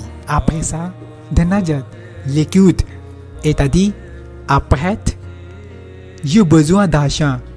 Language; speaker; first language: French; non-native, learner; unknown